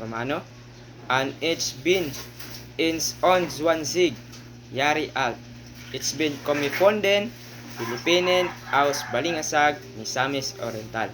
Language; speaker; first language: German; non-native, learner; Cebuano